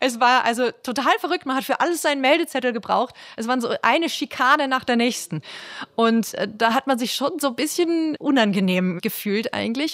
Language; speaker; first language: German; native; German